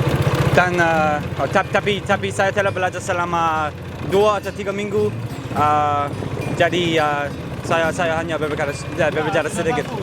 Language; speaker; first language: Indonesian; non-native, learner; English